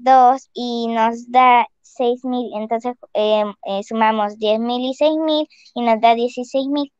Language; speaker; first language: Spanish; native; Spanish